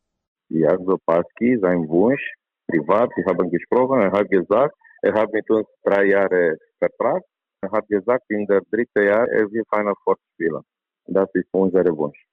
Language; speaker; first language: German; non-native, learner; Romanian